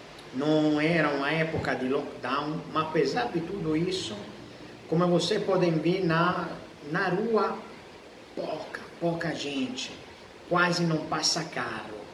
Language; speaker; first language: Portuguese; non-native, fluent; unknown